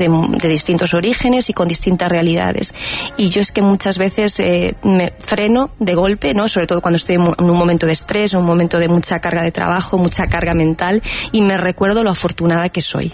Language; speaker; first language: Spanish; native; Spanish